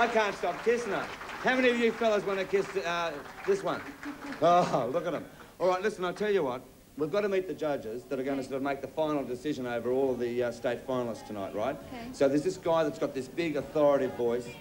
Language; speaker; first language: English; native; English